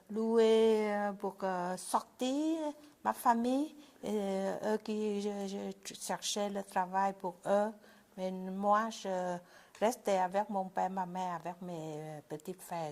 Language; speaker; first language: French; non-native, learner; Vietnamese